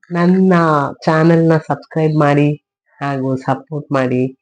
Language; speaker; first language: Kannada; non-native, local second language; Tulu